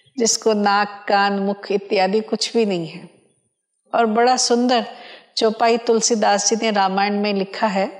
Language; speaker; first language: Hindi; non-native, local second language; Odia